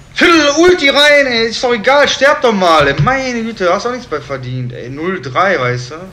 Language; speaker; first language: German; native; German